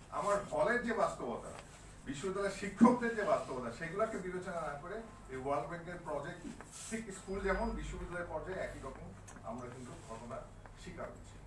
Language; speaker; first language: Bangla; native; Bangla